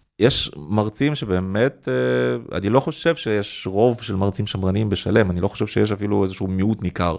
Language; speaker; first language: Hebrew; early bilingual, other home language; Russian